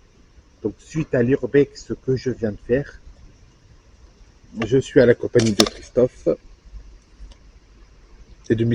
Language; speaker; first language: French; native; French